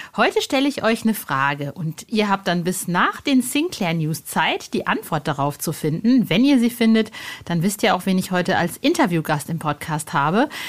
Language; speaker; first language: German; native; German